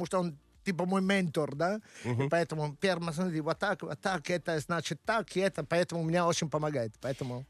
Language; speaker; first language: Russian; non-native, learner; Italian